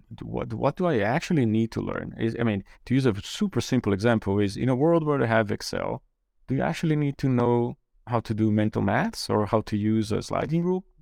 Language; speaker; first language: English; non-native, fluent; Portuguese